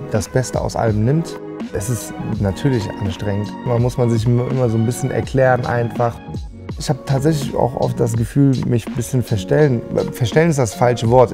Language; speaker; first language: German; early bilingual, other home language; Turkish